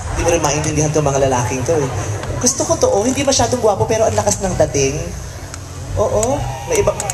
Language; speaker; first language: Filipino; native; Filipino